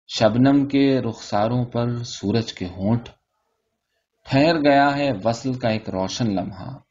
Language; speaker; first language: Urdu; native; Urdu